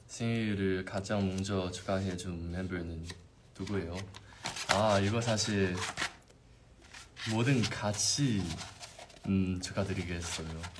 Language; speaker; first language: Korean; non-native, learner; Chinese